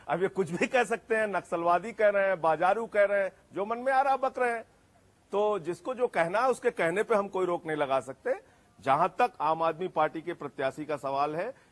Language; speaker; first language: Hindi; native; Hindi